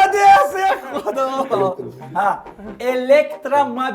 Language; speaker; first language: Russian; non-native, local second language; Tajik